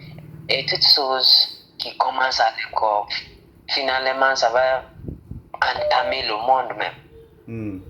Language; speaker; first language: French; non-native, fluent; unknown